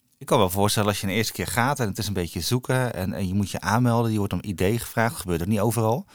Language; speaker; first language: Dutch; native; Dutch